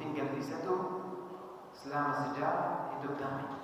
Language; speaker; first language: Indonesian; non-native, fluent; Arabic